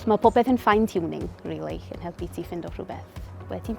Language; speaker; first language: Welsh; non-native, fluent; English